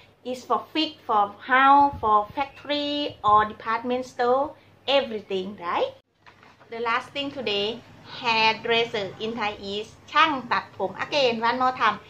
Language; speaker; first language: English; non-native, learner; Thai